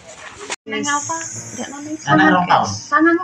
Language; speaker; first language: Indonesian; non-native, local second language; Javanese